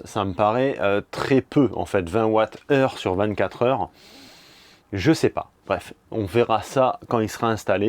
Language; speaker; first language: French; native; French